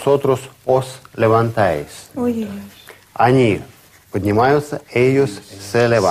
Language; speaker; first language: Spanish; non-native, fluent; Russian